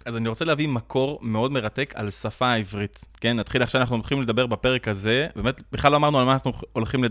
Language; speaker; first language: Hebrew; native; Hebrew